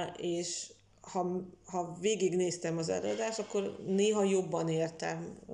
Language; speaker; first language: Hungarian; non-native, fluent; Russian